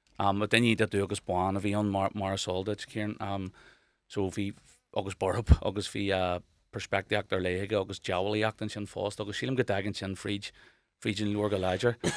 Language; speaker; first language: Irish; native; Irish